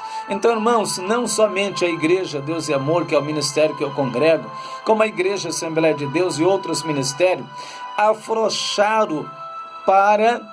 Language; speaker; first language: Portuguese; native; Portuguese